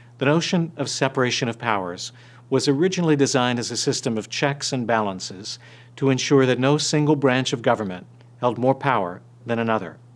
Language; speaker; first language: English; native; English